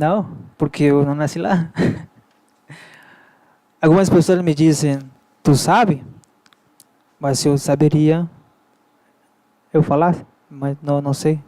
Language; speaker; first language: Portuguese; non-native, learner; Spanish